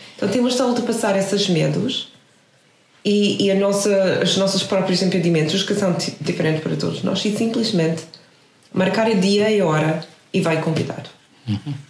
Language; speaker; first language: Portuguese; non-native, fluent; English